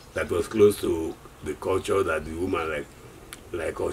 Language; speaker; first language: English; non-native, local second language; Yoruba